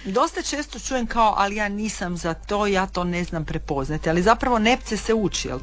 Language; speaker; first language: Serbian; native; Serbian